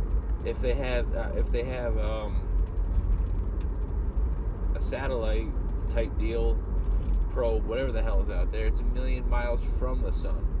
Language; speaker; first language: English; native; English